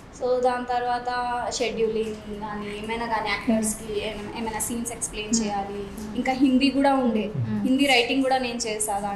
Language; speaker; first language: Telugu; non-native, local second language; Marathi